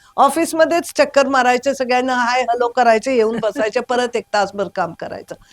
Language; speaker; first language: Marathi; non-native, local second language; Kannada